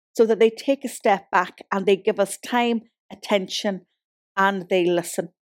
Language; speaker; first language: English; native; English